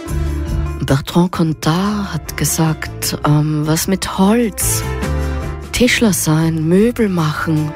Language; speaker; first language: German; native; German